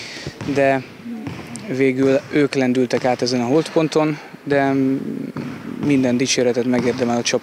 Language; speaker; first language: Hungarian; native; Hungarian